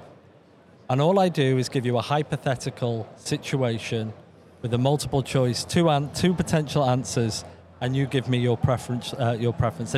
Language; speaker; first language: English; native; English